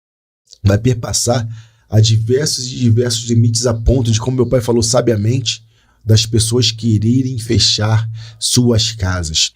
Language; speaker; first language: Portuguese; native; Portuguese